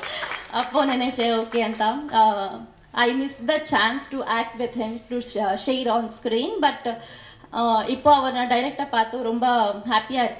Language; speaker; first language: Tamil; non-native, learner; Kannada